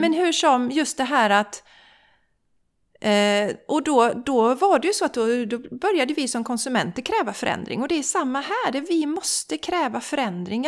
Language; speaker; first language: Swedish; native; Swedish